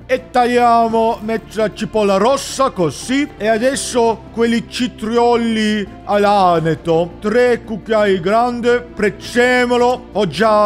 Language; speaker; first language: Italian; non-native, learner; English